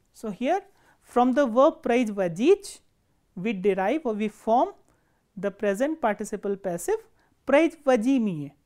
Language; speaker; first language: English; non-native, local second language; Hindi